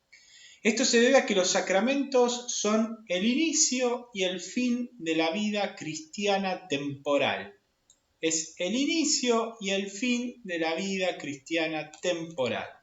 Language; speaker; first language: Spanish; native; Spanish